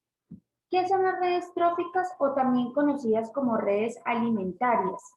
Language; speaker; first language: Spanish; native; Spanish